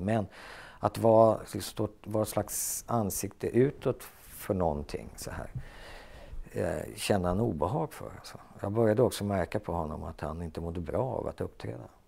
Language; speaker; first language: Swedish; native; Swedish